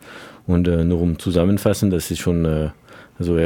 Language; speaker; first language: German; non-native, fluent; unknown